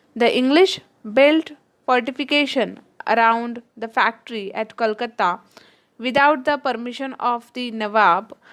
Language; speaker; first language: English; non-native, local second language; Marathi